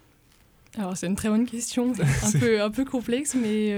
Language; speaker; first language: French; native; French